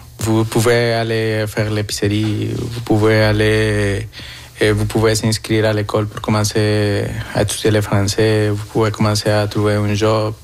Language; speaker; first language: French; non-native, fluent; Spanish